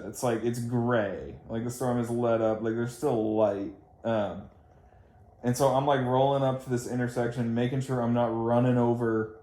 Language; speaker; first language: English; native; English